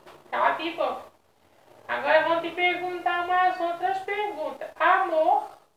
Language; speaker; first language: Portuguese; native; Portuguese